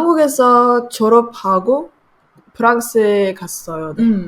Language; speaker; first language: Korean; non-native, learner; French